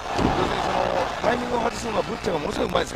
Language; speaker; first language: Japanese; native; Japanese